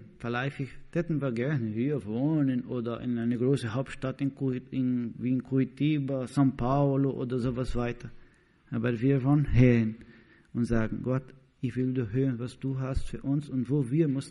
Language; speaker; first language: German; non-native, learner; Portuguese